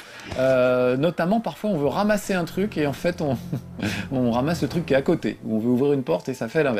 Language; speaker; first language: French; native; French